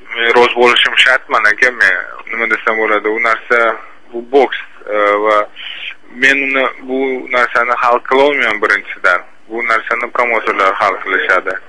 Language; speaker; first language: Uzbek; non-native, local second language; Russian